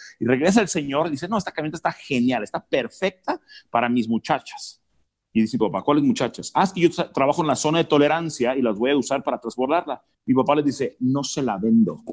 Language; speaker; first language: Spanish; early bilingual, other home language; English